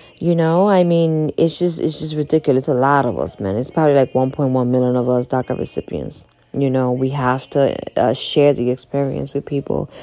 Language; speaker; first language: English; early bilingual, other home language; Spanish